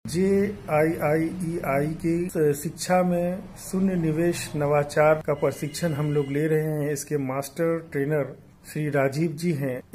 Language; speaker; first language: Hindi; native; Hindi